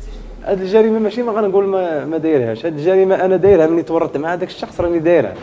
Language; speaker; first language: Arabic; native; Arabic